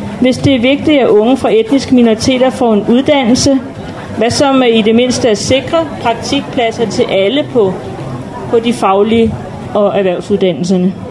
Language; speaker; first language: Danish; native; Danish